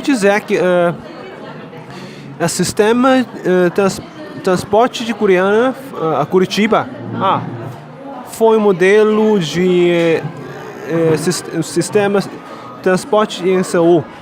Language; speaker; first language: Portuguese; non-native, learner; Korean